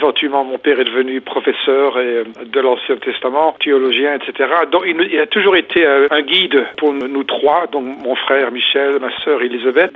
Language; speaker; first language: French; native; French